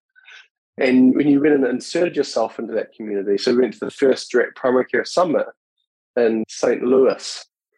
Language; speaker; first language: English; native; English